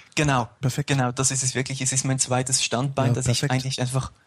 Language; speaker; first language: German; native; German